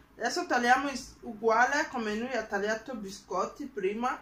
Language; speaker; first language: Italian; non-native, learner; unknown